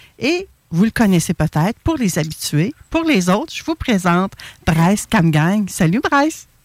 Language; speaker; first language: French; native; French